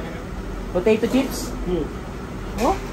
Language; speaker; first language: English; non-native, learner; Filipino